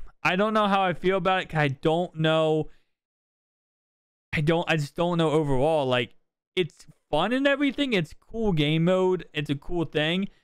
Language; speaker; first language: English; native; English